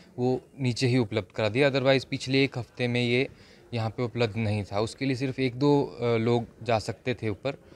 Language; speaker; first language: Hindi; native; Hindi